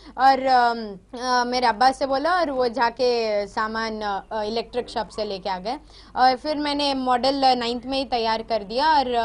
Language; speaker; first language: Hindi; native; Hindi